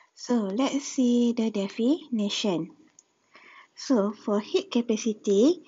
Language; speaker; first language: English; non-native, local second language; Malay